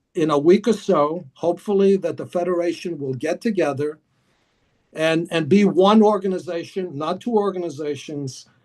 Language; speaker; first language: English; early bilingual, other home language; Greek